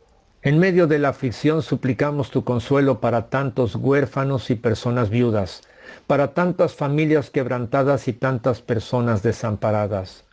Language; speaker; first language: Spanish; native; Spanish